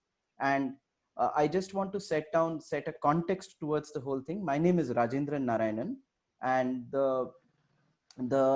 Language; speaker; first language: English; non-native, local second language; Hindi